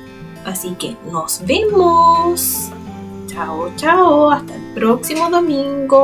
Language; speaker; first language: Spanish; native; Spanish